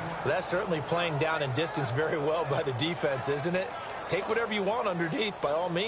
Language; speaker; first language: English; native; English